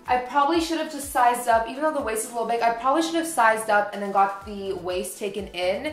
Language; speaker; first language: English; native; English